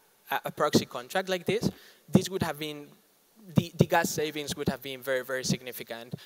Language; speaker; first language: English; non-native, fluent; Spanish